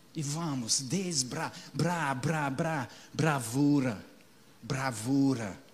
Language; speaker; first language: Portuguese; non-native, fluent; English